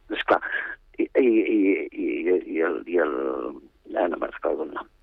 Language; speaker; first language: Catalan; native; Catalan